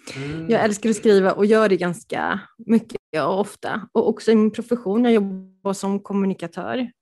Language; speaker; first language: Swedish; early bilingual, other home language; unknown